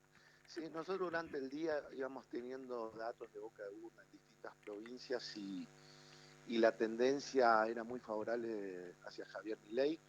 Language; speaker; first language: Spanish; native; Spanish